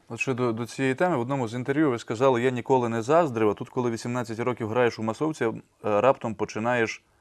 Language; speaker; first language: Ukrainian; native; Ukrainian